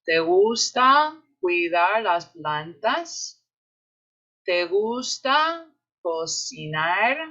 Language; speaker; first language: Spanish; non-native, fluent; English